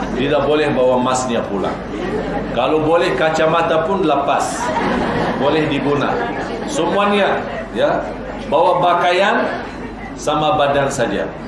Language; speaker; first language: Malay; non-native, fluent; Arabic